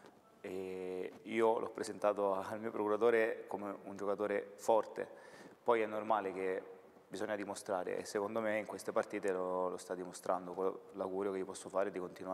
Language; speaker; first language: Italian; native; Italian